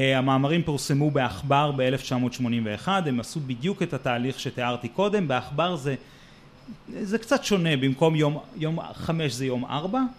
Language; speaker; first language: Hebrew; native; Hebrew